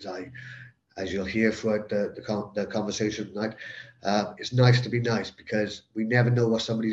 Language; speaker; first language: English; native; English